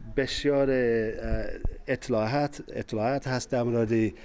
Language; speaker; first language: Persian; non-native, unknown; English